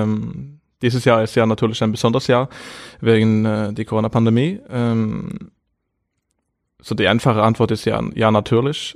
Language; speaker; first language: German; non-native, fluent; Norwegian